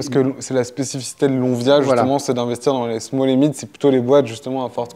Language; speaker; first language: French; native; French